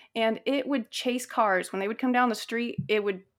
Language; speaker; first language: English; native; English